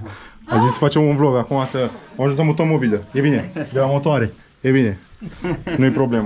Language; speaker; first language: Romanian; native; Romanian